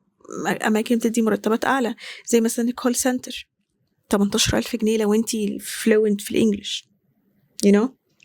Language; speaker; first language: Arabic; native; Arabic